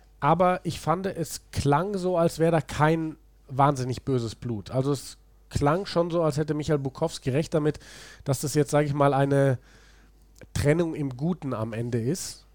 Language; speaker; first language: German; native; German